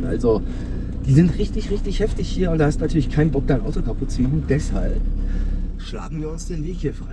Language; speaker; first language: German; native; German